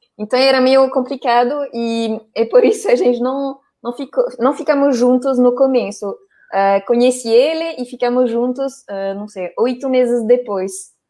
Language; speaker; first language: Portuguese; non-native, fluent; French